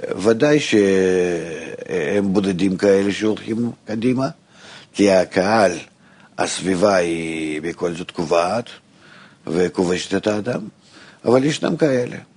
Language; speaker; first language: Hebrew; non-native, fluent; Russian